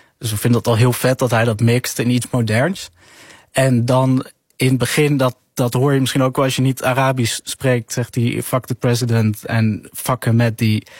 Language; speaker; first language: Dutch; early bilingual, other home language; Arabic